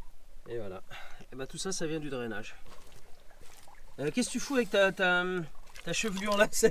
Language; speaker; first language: French; native; French